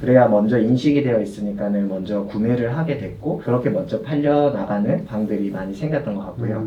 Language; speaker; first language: Korean; native; Korean